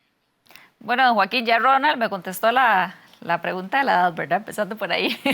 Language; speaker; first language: Spanish; native; Spanish